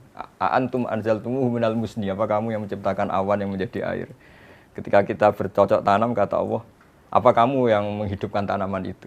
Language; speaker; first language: Indonesian; native; Indonesian